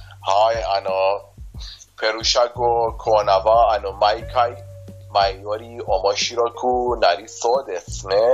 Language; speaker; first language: Japanese; non-native, fluent; Persian